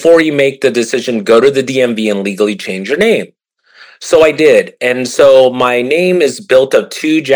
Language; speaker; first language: English; early bilingual, other home language; Japanese